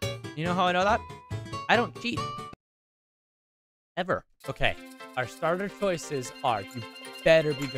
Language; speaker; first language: English; native; English